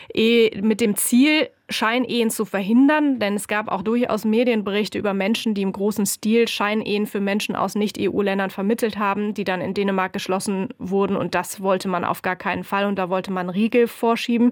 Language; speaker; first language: German; native; German